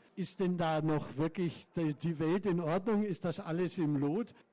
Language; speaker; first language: German; native; German